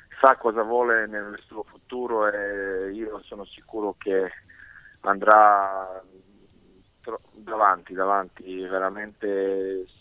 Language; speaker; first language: Italian; non-native, fluent; Serbian